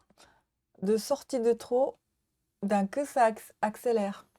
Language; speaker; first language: French; non-native, learner; Japanese